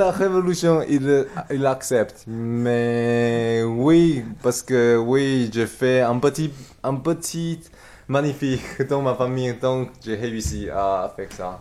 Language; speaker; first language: French; non-native, learner; Chinese